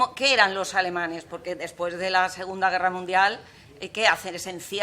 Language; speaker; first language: Spanish; non-native, local second language; Catalan